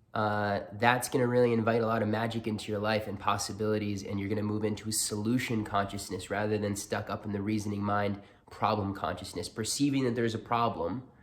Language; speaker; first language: English; native; English